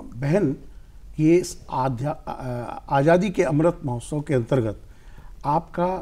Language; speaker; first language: Hindi; native; Hindi